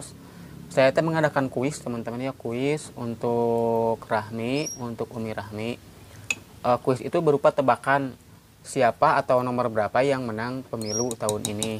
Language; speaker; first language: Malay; non-native, local second language; Sundanese